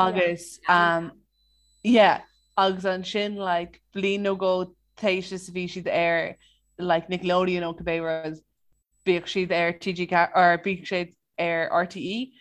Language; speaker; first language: Irish; non-native, local second language; English